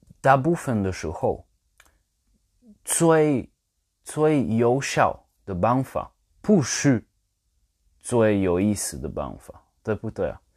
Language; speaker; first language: Chinese; non-native, learner; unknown